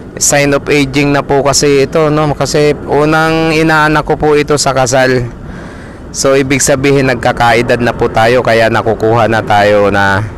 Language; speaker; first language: Filipino; non-native, local second language; Bikol